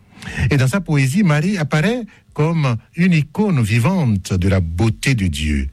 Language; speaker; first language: French; native; French